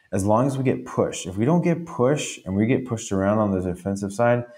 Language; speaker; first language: English; native; English